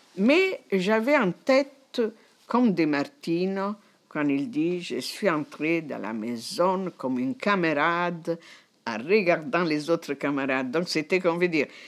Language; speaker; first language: French; non-native, fluent; Italian